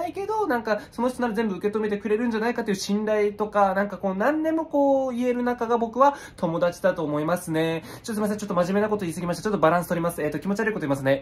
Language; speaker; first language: Japanese; native; Japanese